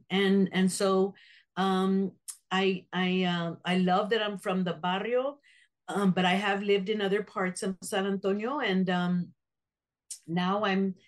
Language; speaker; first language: English; native; English